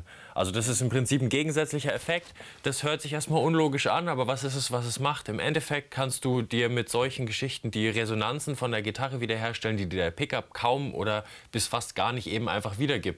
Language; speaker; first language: German; native; German